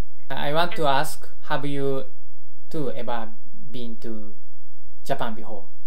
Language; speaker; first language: English; non-native, learner; Japanese